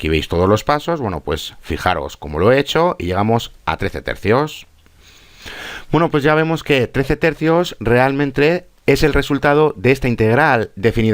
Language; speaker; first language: Spanish; native; Spanish